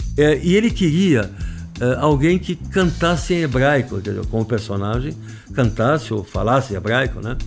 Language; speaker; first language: Portuguese; non-native, fluent; Arabic